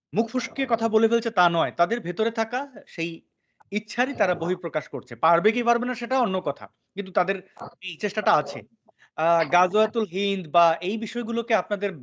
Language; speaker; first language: Bangla; native; Bangla